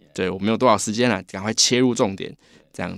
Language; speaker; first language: Chinese; native; Chinese